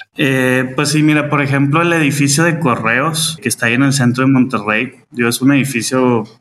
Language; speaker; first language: Spanish; native; Spanish